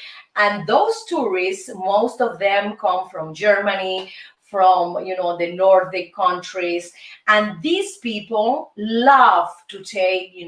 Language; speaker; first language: English; non-native, fluent; Spanish